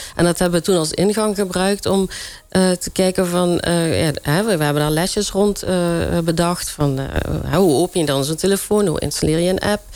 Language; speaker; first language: Dutch; native; Dutch